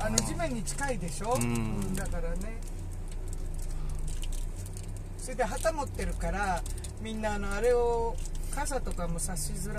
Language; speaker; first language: Japanese; native; Japanese